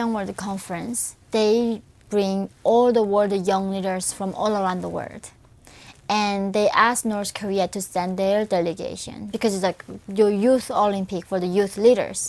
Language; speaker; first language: English; non-native, fluent; Korean